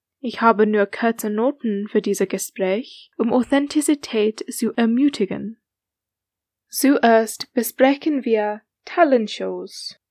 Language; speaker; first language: German; non-native, learner; English